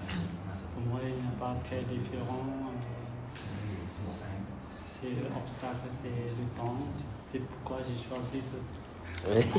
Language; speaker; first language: French; non-native, learner; Khmer